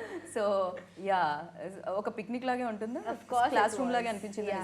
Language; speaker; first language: Telugu; native; Telugu